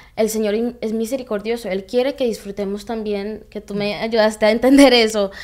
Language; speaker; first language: Spanish; early bilingual, heritage; Spanish